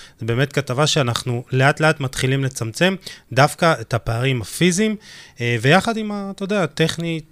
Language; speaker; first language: Hebrew; native; Hebrew